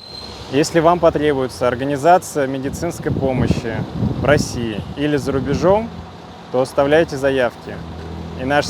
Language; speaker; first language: Russian; native; Russian